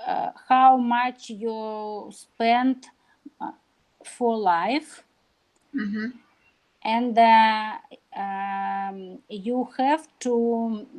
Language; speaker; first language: English; non-native, learner; Russian